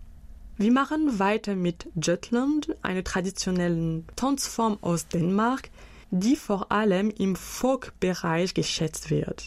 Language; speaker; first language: German; native; German